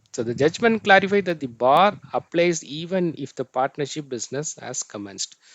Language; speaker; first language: English; non-native, local second language; Tamil